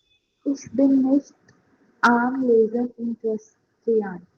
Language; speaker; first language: German; non-native, learner; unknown